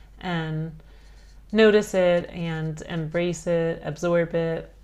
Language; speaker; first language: English; native; English